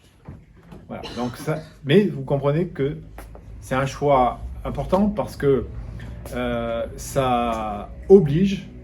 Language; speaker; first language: French; native; French